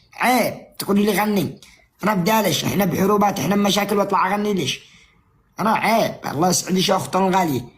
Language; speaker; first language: Arabic; native; Arabic